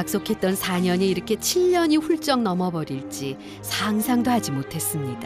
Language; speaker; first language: Korean; native; Korean